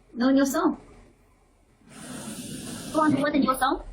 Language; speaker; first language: English; non-native, learner; Thai